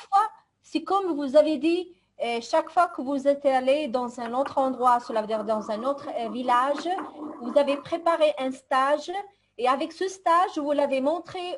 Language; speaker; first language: French; non-native, fluent; Italian